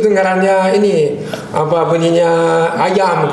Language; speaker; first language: Indonesian; non-native, fluent; Japanese